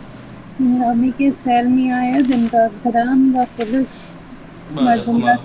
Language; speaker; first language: Persian; non-native, learner; Urdu